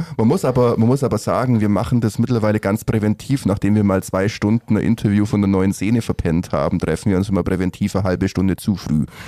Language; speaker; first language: German; native; German